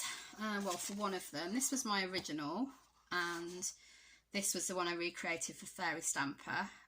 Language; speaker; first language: English; native; English